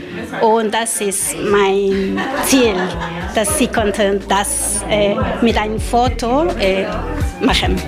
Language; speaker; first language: German; non-native, learner; Spanish